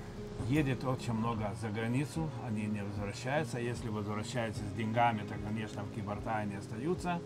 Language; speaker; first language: Russian; non-native, local second language; Lithuanian